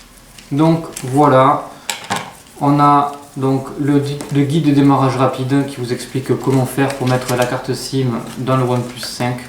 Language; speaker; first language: French; native; French